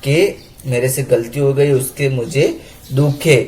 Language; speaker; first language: Hindi; non-native, local second language; Gujarati